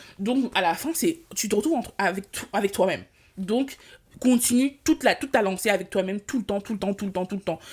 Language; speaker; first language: French; early bilingual, other home language; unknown